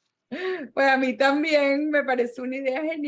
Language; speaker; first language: Spanish; native; Spanish